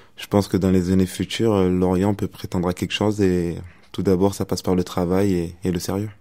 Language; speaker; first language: French; native; French